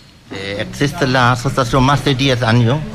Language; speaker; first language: Spanish; non-native, learner; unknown